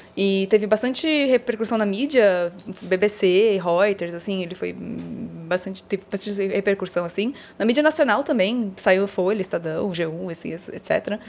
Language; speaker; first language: Portuguese; early bilingual, heritage; Portuguese